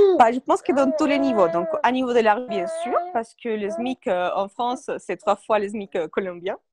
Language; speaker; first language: French; non-native, fluent; Spanish